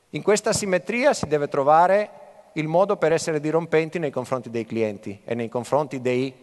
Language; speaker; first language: Italian; non-native, fluent; Greek